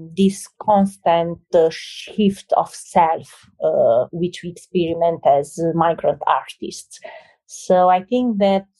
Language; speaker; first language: English; non-native, fluent; Romanian